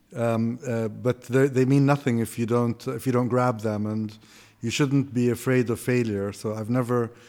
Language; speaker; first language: English; non-native, fluent; Arabic